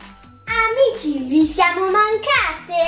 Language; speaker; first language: Italian; early bilingual, other home language; Arabic